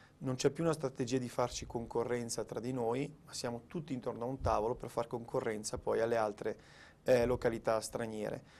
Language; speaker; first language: Italian; native; Italian